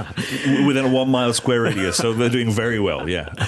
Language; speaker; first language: English; native; English